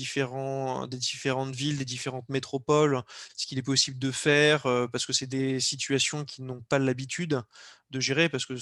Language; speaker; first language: French; native; French